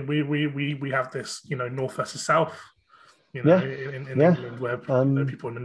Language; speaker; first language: English; native; English